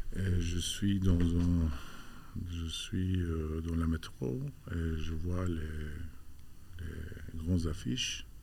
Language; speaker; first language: French; non-native, fluent; Albanian